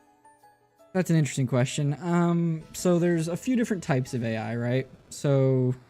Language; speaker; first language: English; native; English